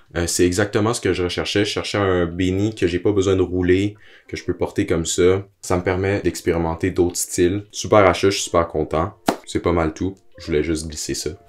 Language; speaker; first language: French; native; French